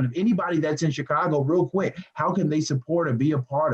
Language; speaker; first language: English; native; English